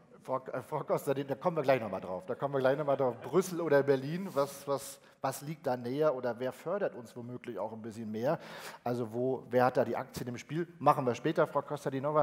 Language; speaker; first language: German; native; German